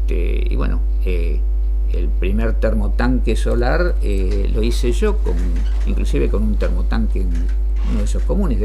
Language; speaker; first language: Spanish; native; Spanish